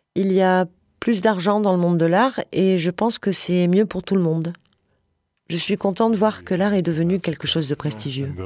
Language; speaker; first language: French; non-native, fluent; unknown